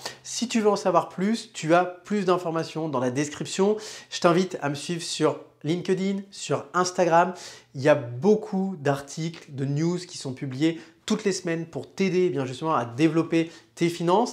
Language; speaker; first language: French; native; French